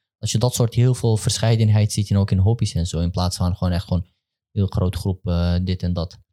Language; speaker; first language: Dutch; early bilingual, other home language; Turkish